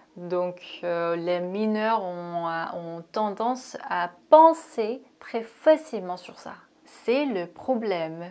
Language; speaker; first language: French; non-native, fluent; Korean